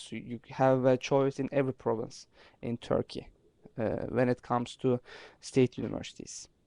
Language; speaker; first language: English; non-native, fluent; Turkish